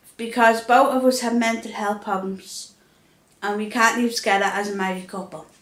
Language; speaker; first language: English; native; English